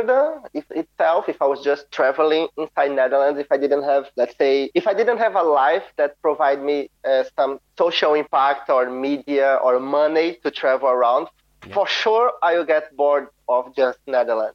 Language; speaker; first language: English; non-native, fluent; Portuguese